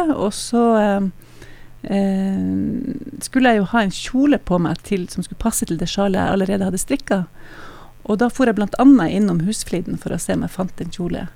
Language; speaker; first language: Norwegian; native; Norwegian